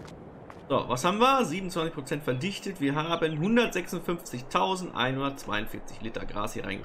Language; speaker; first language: German; native; German